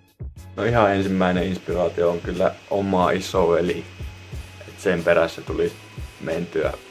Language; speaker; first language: Finnish; native; Finnish